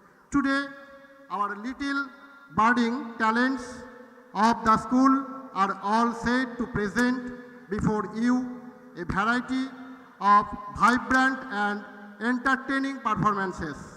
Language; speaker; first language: English; non-native, local second language; Bangla